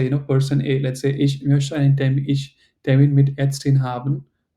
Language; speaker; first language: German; non-native, fluent; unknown